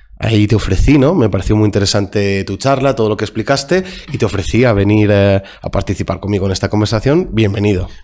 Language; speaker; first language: Spanish; native; Spanish